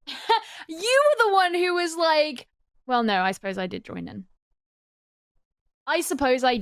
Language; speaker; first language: English; native; English